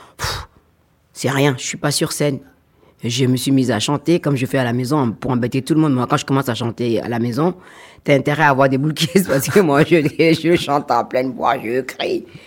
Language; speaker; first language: French; non-native, local second language; Fon